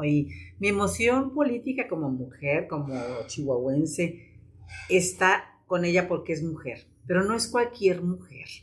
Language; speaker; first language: Spanish; native; Spanish